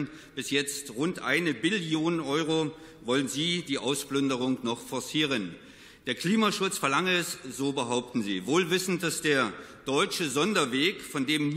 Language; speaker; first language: German; native; German